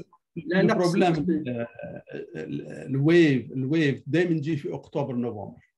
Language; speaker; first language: Arabic; native; Arabic